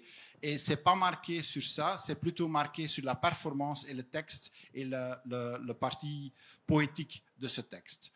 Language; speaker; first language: French; non-native, fluent; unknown